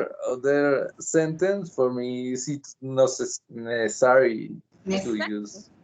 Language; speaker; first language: English; non-native, learner; Spanish